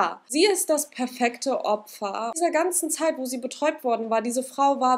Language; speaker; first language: German; native; German